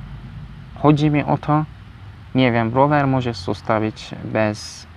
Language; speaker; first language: Polish; non-native, learner; Turkish